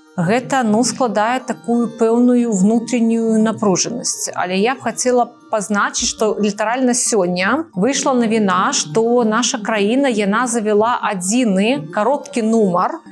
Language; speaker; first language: Belarusian; non-native, local second language; Russian